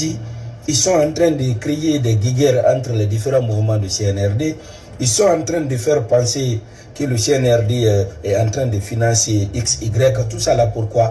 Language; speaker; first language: French; non-native, local second language; Mandingo